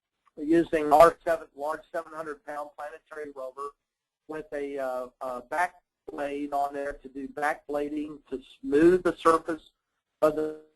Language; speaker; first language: English; native; English